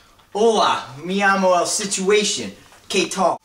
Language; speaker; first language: Spanish; non-native, learner; English